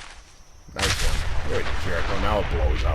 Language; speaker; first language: English; native; English